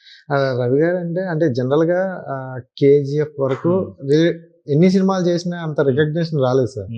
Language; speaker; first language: Telugu; native; Telugu